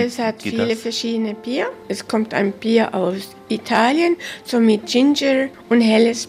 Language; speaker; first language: German; early bilingual, heritage; German